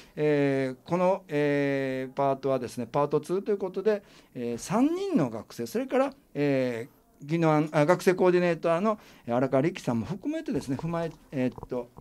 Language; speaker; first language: Japanese; native; Japanese